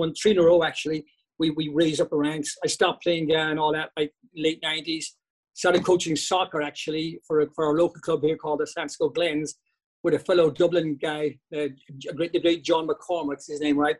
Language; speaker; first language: English; native; English